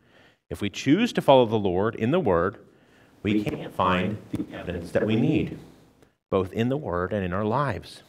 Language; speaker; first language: English; native; English